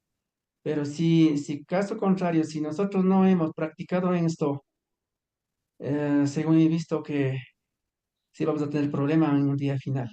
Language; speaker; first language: Spanish; non-native, local second language; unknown